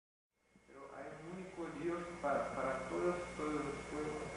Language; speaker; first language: Spanish; non-native, learner; Portuguese